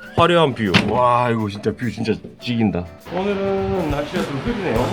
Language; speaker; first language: Korean; native; Korean